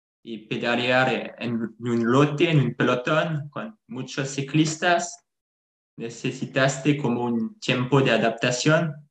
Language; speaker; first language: Spanish; non-native, fluent; French